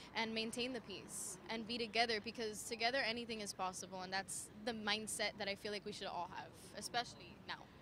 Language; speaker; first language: English; early bilingual, other home language; Spanish